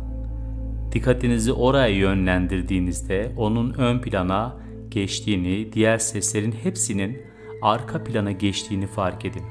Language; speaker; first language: Turkish; native; Turkish